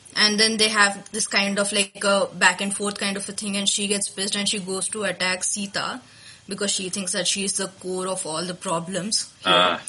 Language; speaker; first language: English; non-native, local second language; Telugu